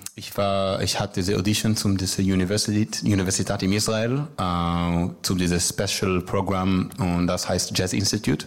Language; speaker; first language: German; non-native, learner; Hebrew